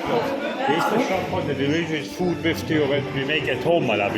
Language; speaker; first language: English; non-native, learner; German